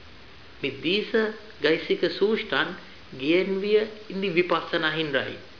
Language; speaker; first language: German; non-native, fluent; Sinhala